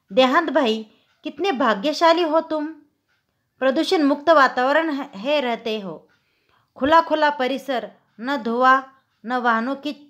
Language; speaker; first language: Hindi; non-native, local second language; Marathi